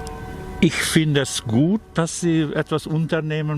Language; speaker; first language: German; non-native, fluent; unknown